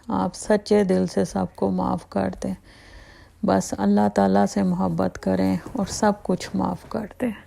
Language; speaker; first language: Urdu; native; Urdu